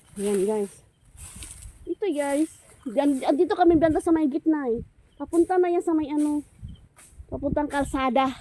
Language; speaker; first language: Filipino; non-native, local second language; Cebuano